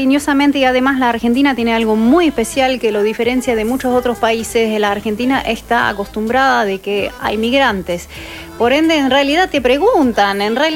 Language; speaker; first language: Spanish; non-native, fluent; German